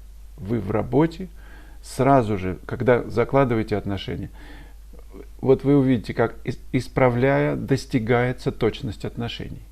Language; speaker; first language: Russian; native; Russian